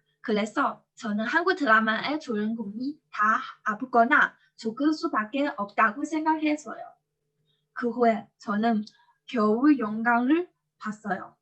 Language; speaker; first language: Korean; non-native, learner; Chinese